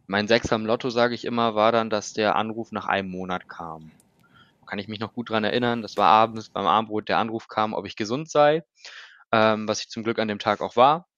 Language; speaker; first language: German; native; German